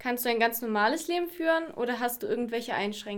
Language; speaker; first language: German; native; German